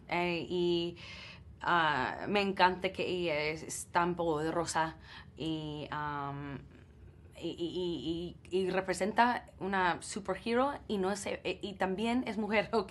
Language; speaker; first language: Spanish; non-native, learner; English